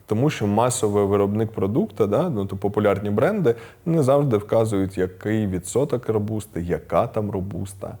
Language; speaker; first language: Ukrainian; non-native, local second language; Russian